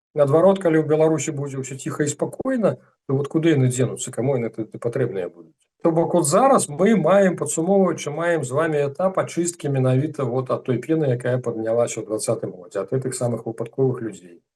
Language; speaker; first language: Belarusian; non-native, local second language; Russian